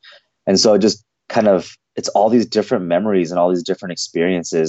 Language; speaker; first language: English; native; English